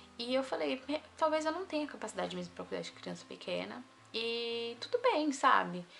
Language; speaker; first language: Portuguese; native; Portuguese